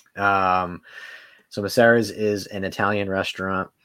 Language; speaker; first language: English; native; English